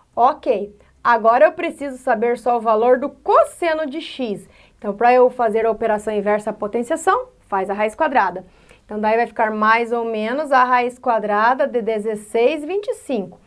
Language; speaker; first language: Portuguese; native; Portuguese